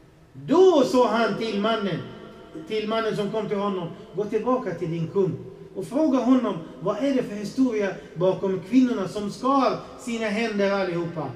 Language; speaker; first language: Swedish; non-native, fluent; Arabic